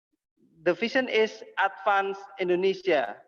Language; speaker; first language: English; non-native, learner; Indonesian